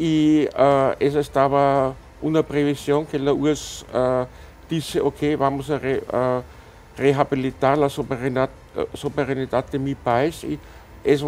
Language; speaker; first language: Spanish; non-native, fluent; German